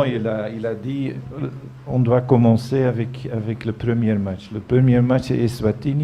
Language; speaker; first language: French; non-native, fluent; Dutch